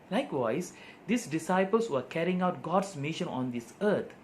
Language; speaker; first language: English; non-native, local second language; Tamil